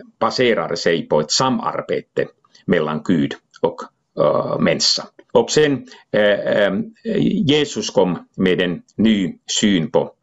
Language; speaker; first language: Swedish; non-native, local second language; Finnish